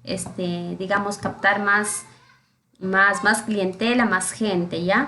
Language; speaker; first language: Spanish; native; Spanish